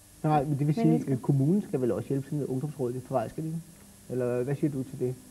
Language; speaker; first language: Danish; native; Danish